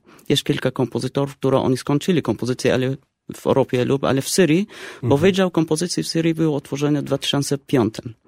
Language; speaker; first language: Polish; non-native, fluent; Arabic